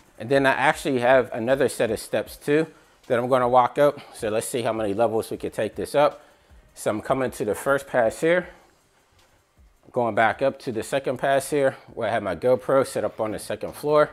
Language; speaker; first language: English; native; English